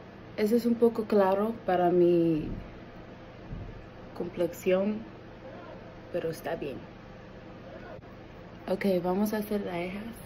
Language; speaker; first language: Spanish; early bilingual, heritage; Spanish